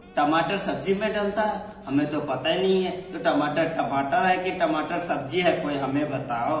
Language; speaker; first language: Hindi; native; Hindi